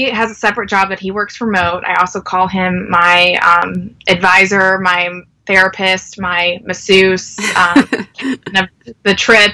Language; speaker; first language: English; native; English